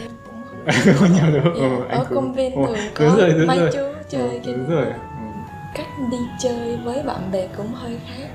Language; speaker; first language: Vietnamese; non-native, fluent; Japanese